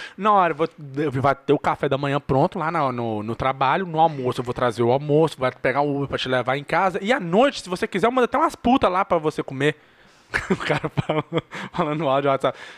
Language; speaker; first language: Portuguese; early bilingual, heritage; Portuguese